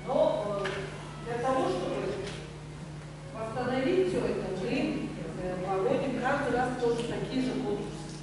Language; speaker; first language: Russian; non-native, local second language; Tuvinian